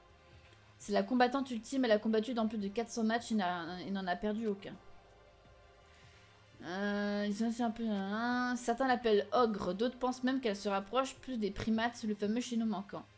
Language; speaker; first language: French; native; French